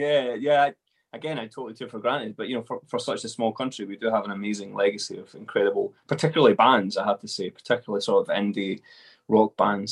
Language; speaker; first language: English; native; English